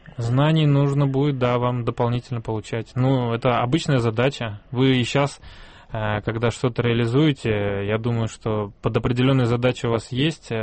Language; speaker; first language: Russian; native; Russian